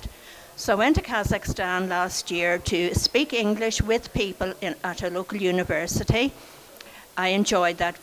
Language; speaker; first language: English; native; English